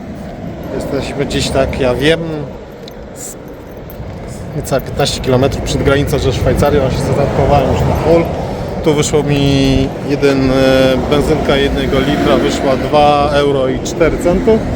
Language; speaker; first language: Polish; native; Polish